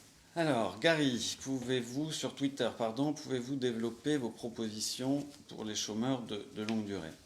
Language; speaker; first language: French; native; French